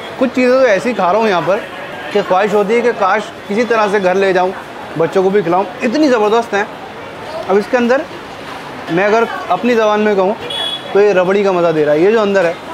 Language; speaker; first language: Hindi; native; Hindi